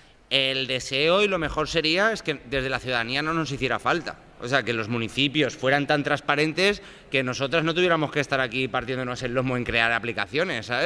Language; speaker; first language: Spanish; native; Spanish